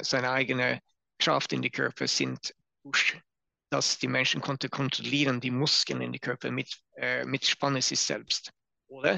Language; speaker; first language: German; non-native, learner; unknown